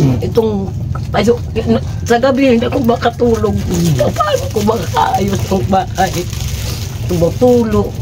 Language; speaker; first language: Filipino; non-native, local second language; Waray